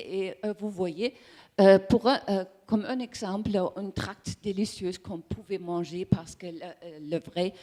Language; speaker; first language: French; non-native, learner; German